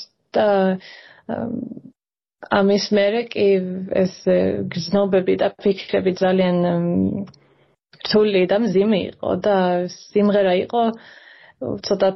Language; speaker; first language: Georgian; early bilingual, heritage; Swedish